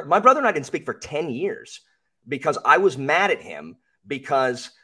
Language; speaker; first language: English; native; English